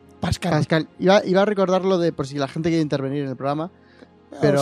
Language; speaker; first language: Spanish; native; Spanish